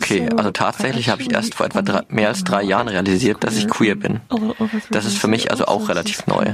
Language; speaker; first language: German; non-native, fluent; English